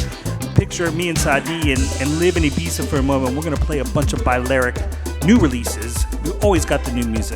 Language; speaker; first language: English; native; English